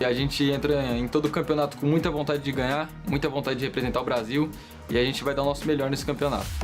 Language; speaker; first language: Portuguese; native; Portuguese